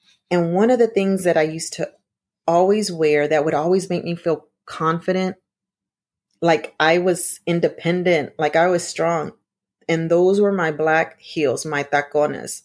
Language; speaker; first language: English; early bilingual, other home language; Spanish